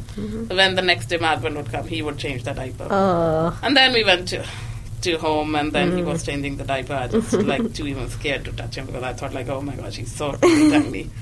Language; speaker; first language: English; non-native, local second language; Hindi